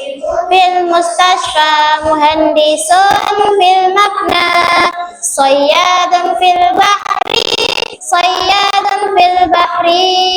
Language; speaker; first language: Arabic; non-native, fluent; Indonesian